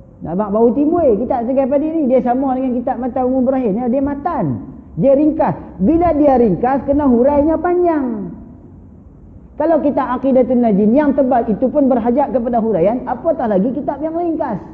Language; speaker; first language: Malay; native; Malay